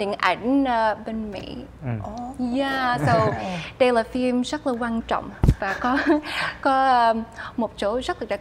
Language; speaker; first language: Vietnamese; early bilingual, heritage; Vietnamese